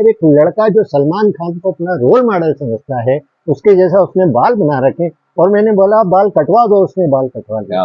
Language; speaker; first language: Hindi; native; Hindi